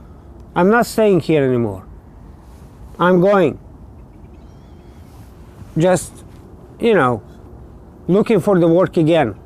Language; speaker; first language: English; non-native, learner; Latvian